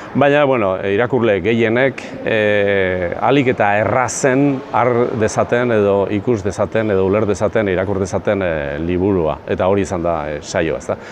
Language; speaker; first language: Basque; native; Basque